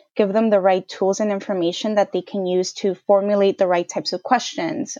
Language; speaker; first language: English; native; English